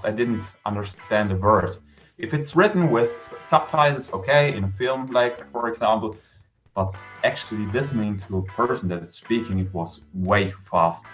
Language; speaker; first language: English; non-native, fluent; German